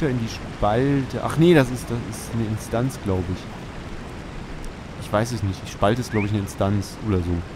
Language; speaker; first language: German; native; German